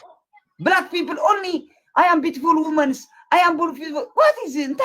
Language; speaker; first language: English; non-native, learner; Tigrinya